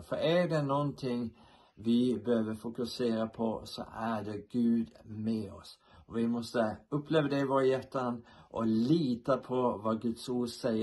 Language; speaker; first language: Swedish; non-native, fluent; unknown